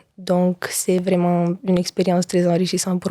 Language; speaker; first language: French; non-native, learner; Romanian